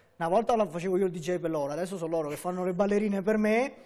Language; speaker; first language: Italian; native; Italian